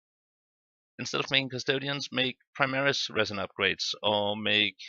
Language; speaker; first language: English; non-native, fluent; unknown